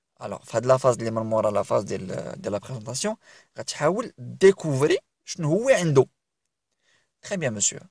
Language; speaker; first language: French; non-native, local second language; Arabic